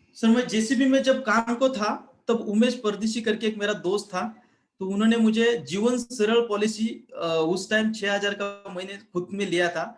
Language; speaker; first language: Hindi; non-native, local second language; Marathi